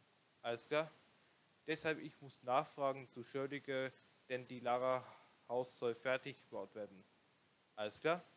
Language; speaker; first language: German; non-native, local second language; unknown